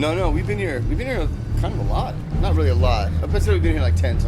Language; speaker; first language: English; native; English